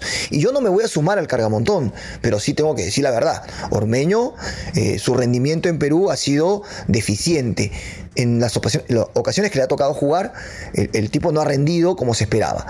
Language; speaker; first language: Spanish; native; Spanish